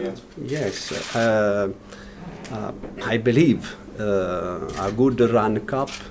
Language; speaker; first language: English; non-native, learner; Italian